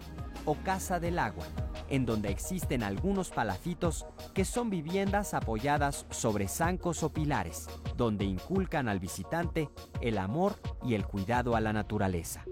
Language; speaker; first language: Spanish; native; Spanish